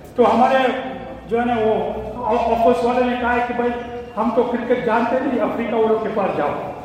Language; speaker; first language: Urdu; non-native, fluent; English